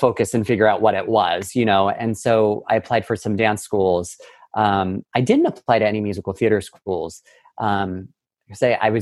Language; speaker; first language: English; native; English